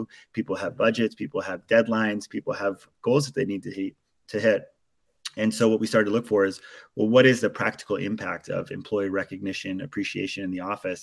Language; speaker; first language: English; native; English